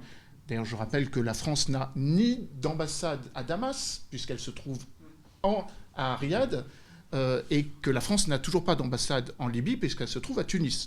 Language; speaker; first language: French; native; French